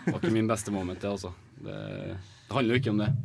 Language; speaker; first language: Norwegian; native; Norwegian